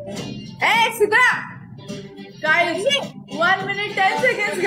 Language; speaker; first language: English; non-native, local second language; Marathi